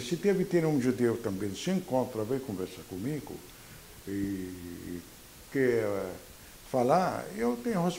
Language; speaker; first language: Portuguese; non-native, local second language; Arabic